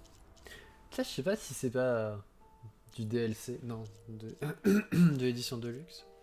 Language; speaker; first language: French; native; French